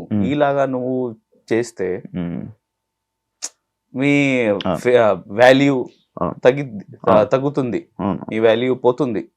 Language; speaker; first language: Telugu; non-native, learner; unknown